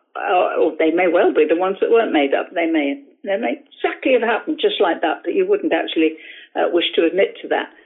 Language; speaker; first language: English; native; English